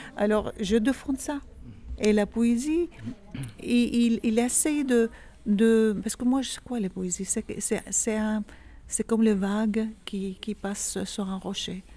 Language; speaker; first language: French; non-native, fluent; Arabic